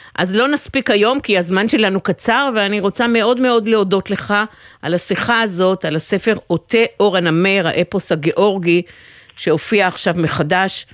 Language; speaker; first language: Hebrew; native; Hebrew